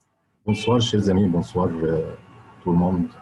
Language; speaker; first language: French; non-native, fluent; Arabic